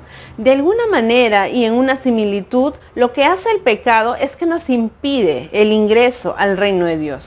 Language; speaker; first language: Spanish; native; Spanish